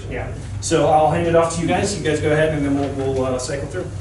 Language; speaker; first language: English; native; English